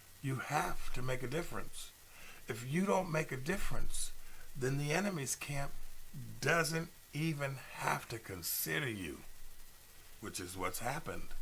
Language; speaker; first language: English; native; English